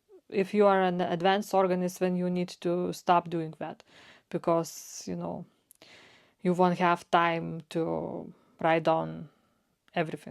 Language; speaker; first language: English; non-native, fluent; Lithuanian